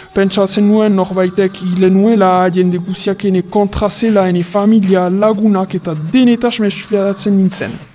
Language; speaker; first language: Basque; non-native, local second language; French